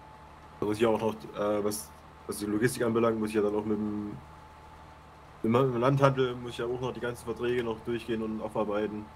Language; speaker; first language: German; native; German